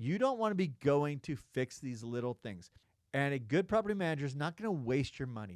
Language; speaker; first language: English; native; English